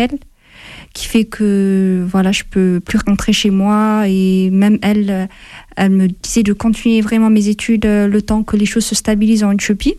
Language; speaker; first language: French; non-native, fluent; Amharic